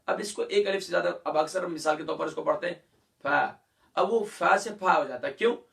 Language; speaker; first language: Urdu; native; Urdu